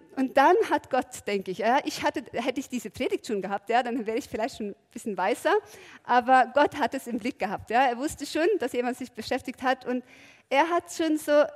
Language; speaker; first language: German; non-native, fluent; Norwegian